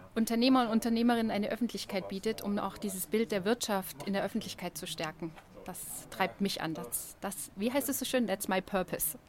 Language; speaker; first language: German; native; German